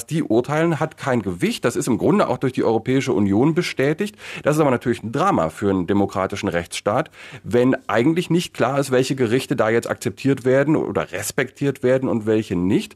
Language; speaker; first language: German; native; German